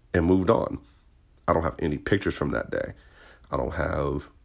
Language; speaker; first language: English; native; English